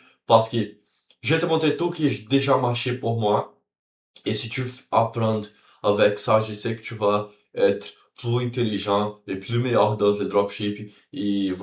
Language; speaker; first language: French; non-native, learner; Portuguese